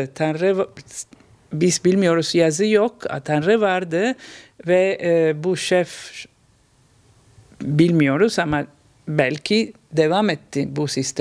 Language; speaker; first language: Turkish; non-native, learner; Italian